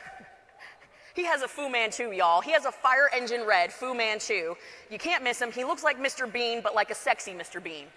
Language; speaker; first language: English; native; English